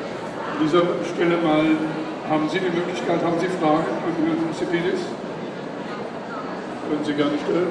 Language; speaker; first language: German; native; German